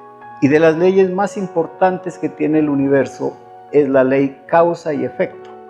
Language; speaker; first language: Spanish; native; Spanish